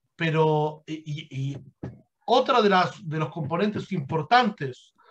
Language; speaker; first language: Spanish; native; Spanish